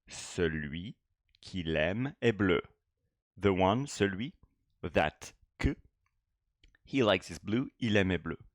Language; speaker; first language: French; non-native, fluent; English